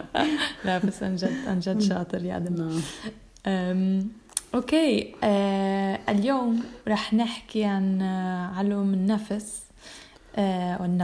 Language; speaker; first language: Arabic; non-native, fluent; English